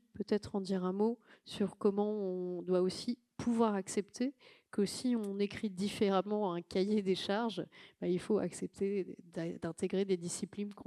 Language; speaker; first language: French; native; French